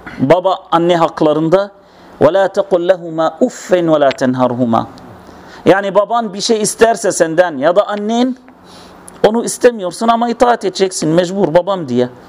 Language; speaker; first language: Turkish; non-native, fluent; Arabic